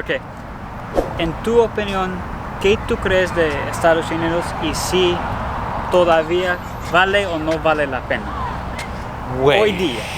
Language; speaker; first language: Spanish; non-native, learner; English